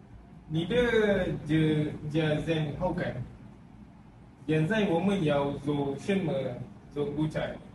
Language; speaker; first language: Chinese; non-native, learner; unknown